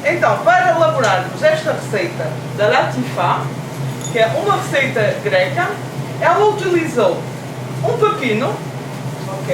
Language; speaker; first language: Portuguese; early bilingual, heritage; Portuguese